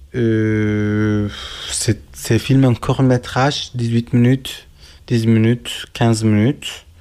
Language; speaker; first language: French; non-native, learner; Turkish